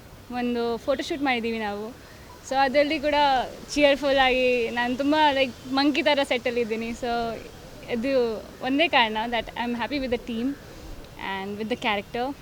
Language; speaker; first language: Kannada; non-native, fluent; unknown